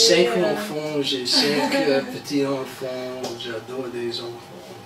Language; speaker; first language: French; non-native, learner; English